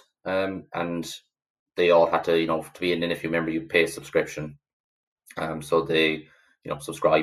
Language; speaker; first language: English; native; English